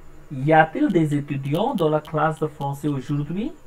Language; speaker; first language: French; non-native, learner; Hindi